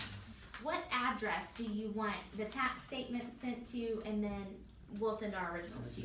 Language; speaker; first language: English; native; English